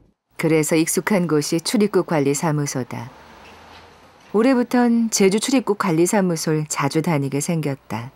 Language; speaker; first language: Korean; native; Korean